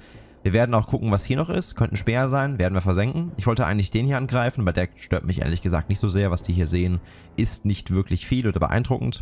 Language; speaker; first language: German; native; German